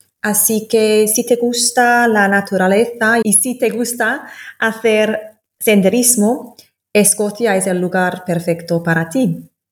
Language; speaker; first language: Spanish; non-native, fluent; English